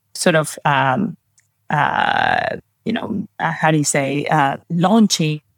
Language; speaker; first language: English; non-native, fluent; Spanish